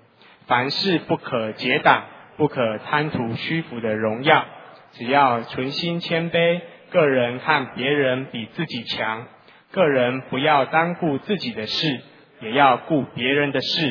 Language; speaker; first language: Chinese; native; Chinese